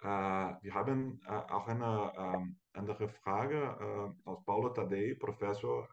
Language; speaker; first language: German; non-native, fluent; Portuguese